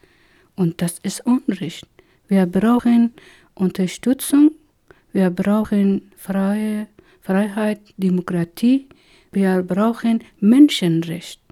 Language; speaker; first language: German; non-native, learner; Persian